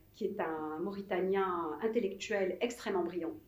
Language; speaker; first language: French; non-native, local second language; Arabic